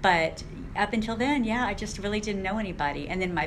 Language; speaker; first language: English; native; English